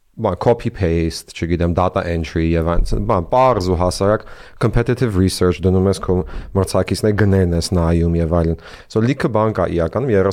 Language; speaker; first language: Armenian; early bilingual, heritage; Armenian